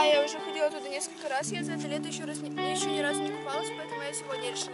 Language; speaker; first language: Russian; native; Russian